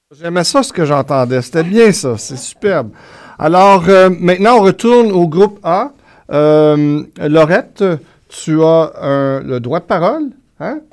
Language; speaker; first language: French; native; French